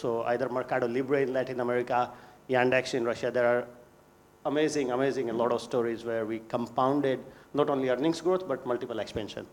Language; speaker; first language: English; non-native, local second language; Hindi